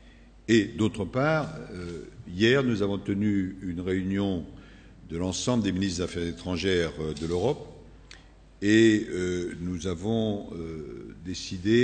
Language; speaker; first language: French; native; French